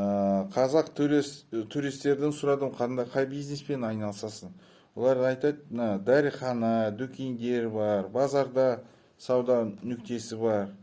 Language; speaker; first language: Kazakh; non-native, local second language; Russian